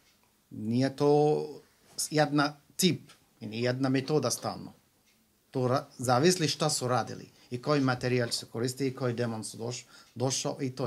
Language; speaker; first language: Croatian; non-native, learner; Arabic